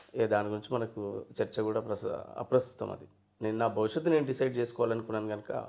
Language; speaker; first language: Telugu; native; Telugu